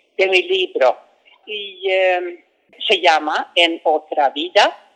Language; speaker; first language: Spanish; non-native, fluent; Swedish